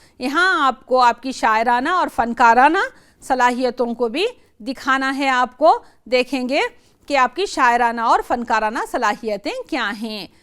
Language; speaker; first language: Urdu; native; Urdu